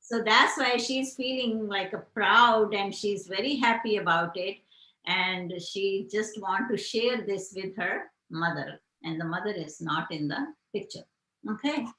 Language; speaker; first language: English; non-native, local second language; Hindi